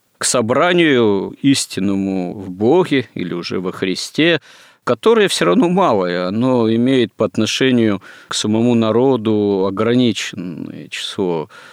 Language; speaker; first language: Russian; native; Russian